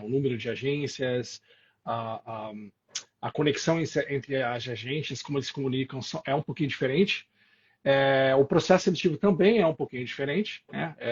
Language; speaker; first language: Portuguese; native; Portuguese